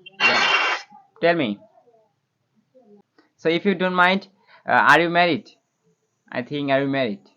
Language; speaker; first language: English; non-native, learner; Bangla